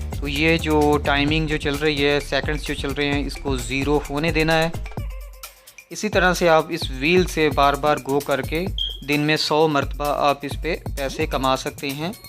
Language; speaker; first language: Urdu; non-native, local second language; Punjabi